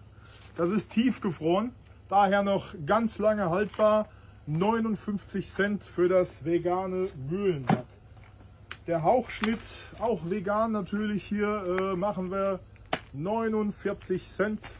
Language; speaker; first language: German; native; German